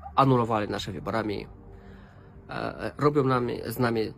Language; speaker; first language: Polish; non-native, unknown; Romanian